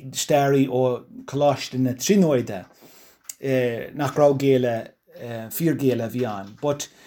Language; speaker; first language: Irish; non-native, local second language; English